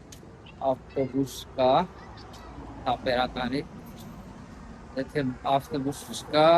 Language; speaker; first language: Armenian; non-native, learner; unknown